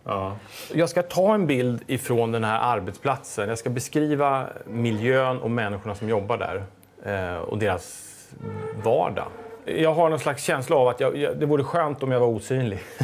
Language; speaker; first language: Swedish; native; Swedish